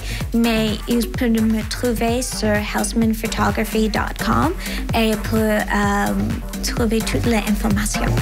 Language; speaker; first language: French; non-native, learner; English